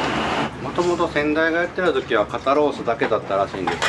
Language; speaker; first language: Japanese; native; Japanese